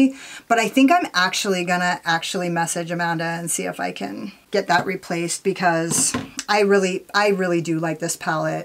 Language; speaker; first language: English; native; English